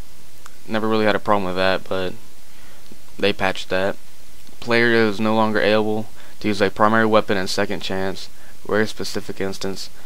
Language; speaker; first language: English; native; English